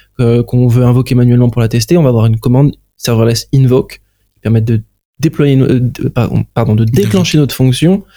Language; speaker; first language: French; native; French